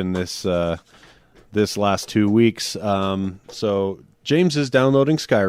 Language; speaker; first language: English; native; English